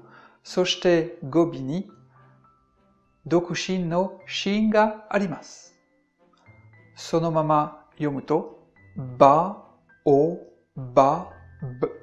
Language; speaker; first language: Japanese; non-native, fluent; French